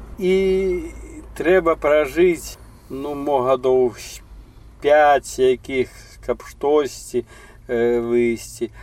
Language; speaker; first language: Belarusian; native; Belarusian